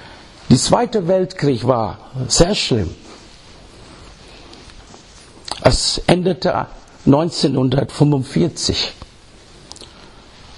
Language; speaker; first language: German; non-native, learner; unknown